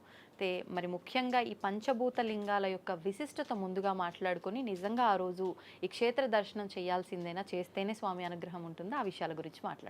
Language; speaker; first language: Telugu; native; Telugu